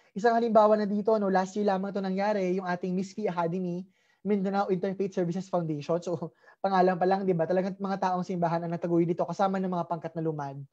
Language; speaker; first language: Filipino; native; Filipino